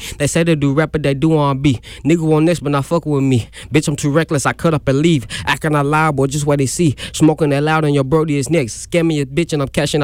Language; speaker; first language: English; native; English